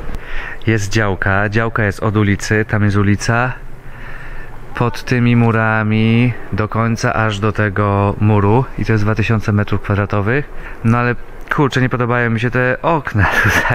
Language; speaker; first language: Polish; native; Polish